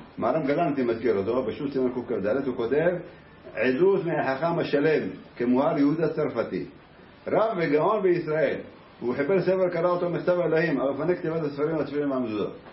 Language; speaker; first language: Hebrew; native; Hebrew